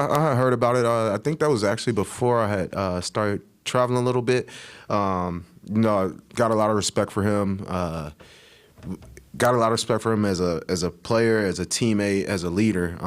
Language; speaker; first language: English; native; English